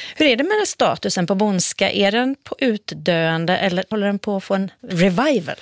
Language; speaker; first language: Swedish; native; Swedish